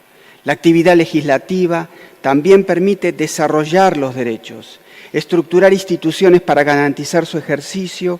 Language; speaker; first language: Spanish; native; Spanish